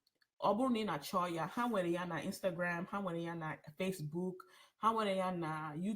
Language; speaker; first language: Igbo; early bilingual, heritage; English